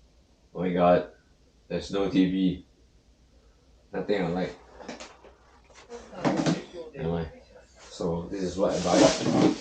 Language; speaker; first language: English; non-native, local second language; Chinese